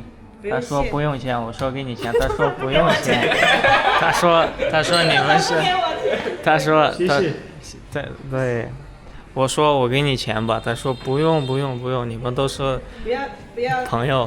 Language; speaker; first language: Chinese; non-native, fluent; Uzbek